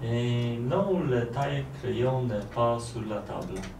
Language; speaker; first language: French; non-native, learner; Polish